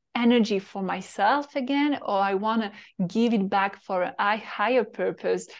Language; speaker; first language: English; non-native, fluent; French